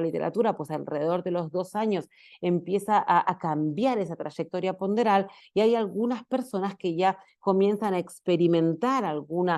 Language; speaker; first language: Spanish; native; Spanish